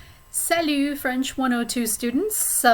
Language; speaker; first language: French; non-native, fluent; English